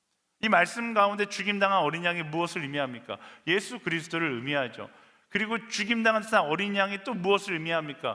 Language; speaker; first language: Korean; native; Korean